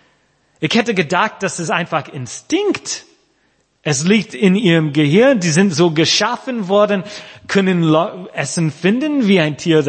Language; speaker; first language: German; non-native, fluent; English